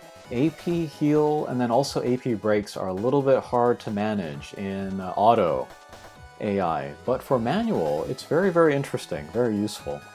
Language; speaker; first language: English; native; English